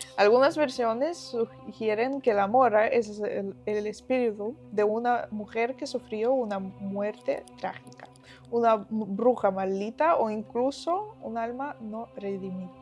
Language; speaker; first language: Spanish; non-native, fluent; Ukrainian